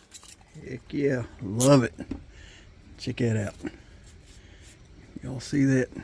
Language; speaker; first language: English; native; English